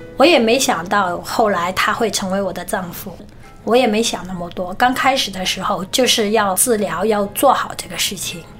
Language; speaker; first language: Chinese; non-native, local second language; Cantonese